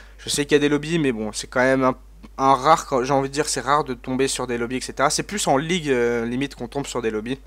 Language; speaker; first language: French; native; French